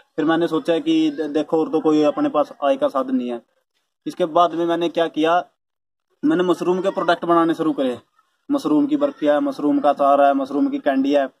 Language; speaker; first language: Hindi; native; Hindi